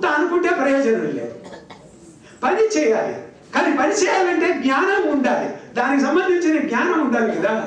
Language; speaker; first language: Telugu; non-native, local second language; Kannada